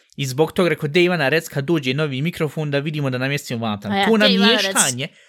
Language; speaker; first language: Bosnian; native; Bosnian